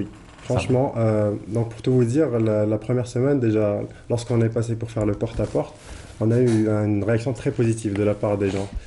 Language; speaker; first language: French; non-native, local second language; Arabic